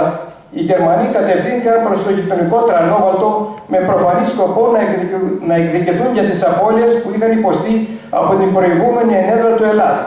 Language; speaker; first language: Greek; native; Greek